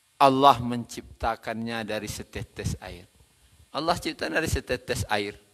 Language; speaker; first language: Malay; non-native, local second language; Minangkabau